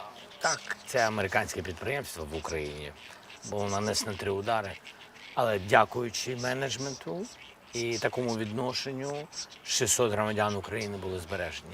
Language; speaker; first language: Ukrainian; non-native, local second language; Russian